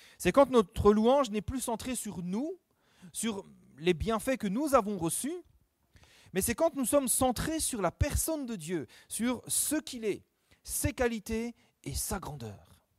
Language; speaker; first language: French; native; French